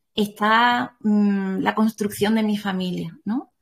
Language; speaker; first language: Spanish; native; Spanish